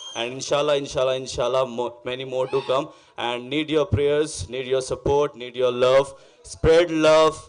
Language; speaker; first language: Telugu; non-native, local second language; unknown